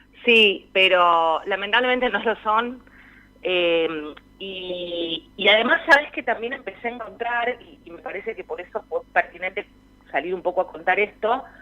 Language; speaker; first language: Spanish; native; Spanish